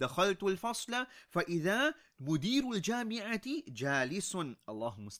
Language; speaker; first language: Arabic; non-native, fluent; English